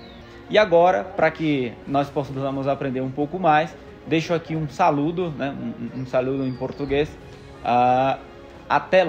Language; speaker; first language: Spanish; non-native, fluent; Portuguese